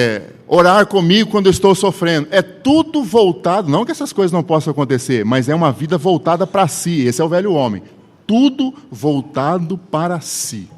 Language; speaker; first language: Portuguese; native; Portuguese